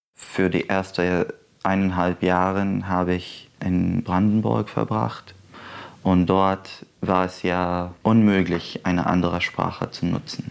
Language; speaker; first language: German; non-native, fluent; Arabic